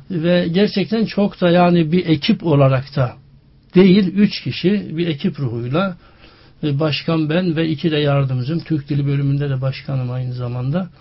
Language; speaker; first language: Turkish; native; Turkish